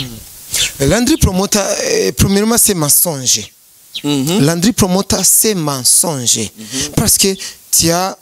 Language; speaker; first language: French; non-native, learner; Rundi